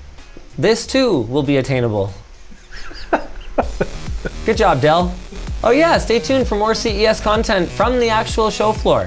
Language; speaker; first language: English; native; English